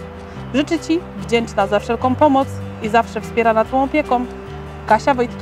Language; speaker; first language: Polish; native; Polish